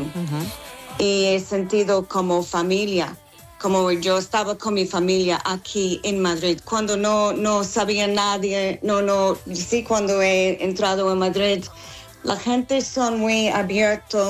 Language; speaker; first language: Spanish; non-native, fluent; English